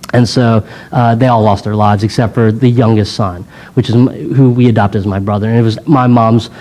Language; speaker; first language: English; native; English